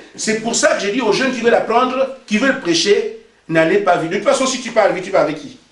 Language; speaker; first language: French; non-native, local second language; Basaa